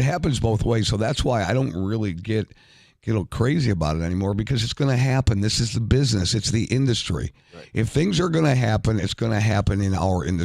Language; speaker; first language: English; native; English